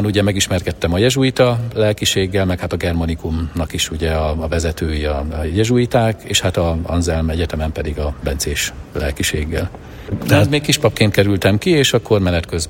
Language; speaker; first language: Hungarian; native; Hungarian